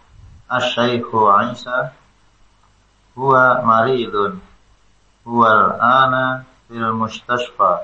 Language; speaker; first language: Arabic; non-native, learner; Indonesian